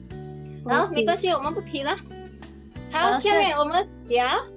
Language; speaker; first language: Chinese; non-native, fluent; Indonesian